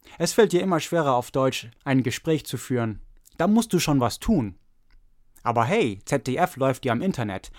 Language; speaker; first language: German; early bilingual, other home language; English